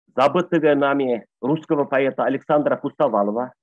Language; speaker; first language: Russian; non-native, local second language; Bashkir